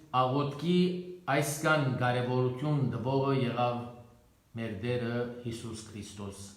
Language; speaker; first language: Armenian; native; Armenian